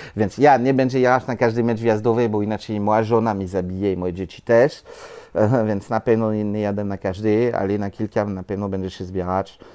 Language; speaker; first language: Polish; non-native, learner; French